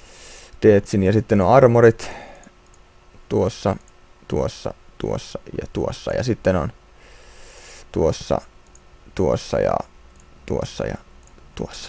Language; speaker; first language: Finnish; native; Finnish